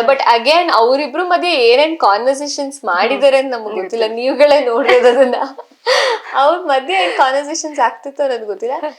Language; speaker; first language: Kannada; native; Kannada